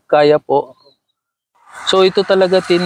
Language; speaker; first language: Filipino; non-native, learner; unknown